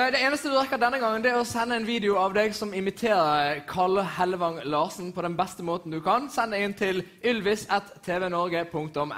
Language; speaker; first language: Norwegian; native; Norwegian